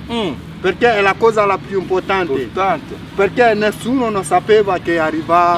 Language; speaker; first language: Italian; non-native, fluent; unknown